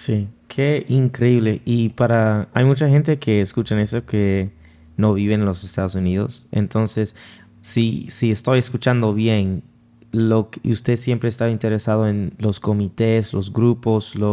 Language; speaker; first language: Spanish; non-native, fluent; English